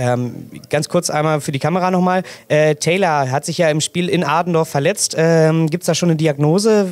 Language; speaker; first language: German; native; German